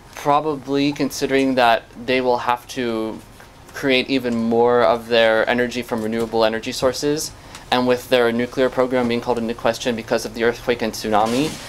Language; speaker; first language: English; native; English